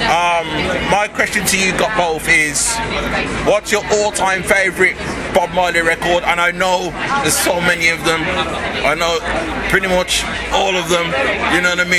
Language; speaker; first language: English; native; English